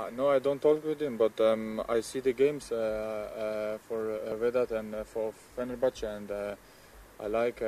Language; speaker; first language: English; non-native, learner; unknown